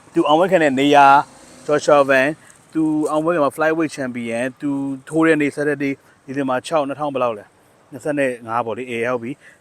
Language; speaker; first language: Burmese; native; Burmese